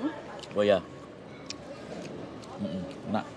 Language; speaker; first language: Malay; non-native, local second language; Javanese